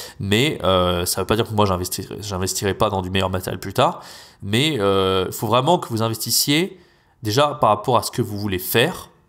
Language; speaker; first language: French; native; French